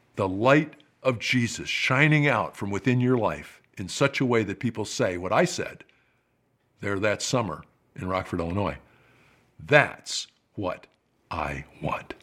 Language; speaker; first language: English; native; English